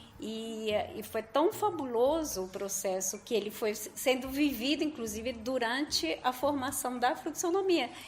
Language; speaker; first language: Portuguese; non-native, fluent; Spanish